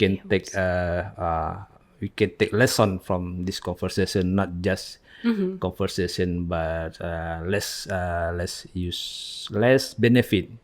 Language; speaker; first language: English; non-native, learner; Indonesian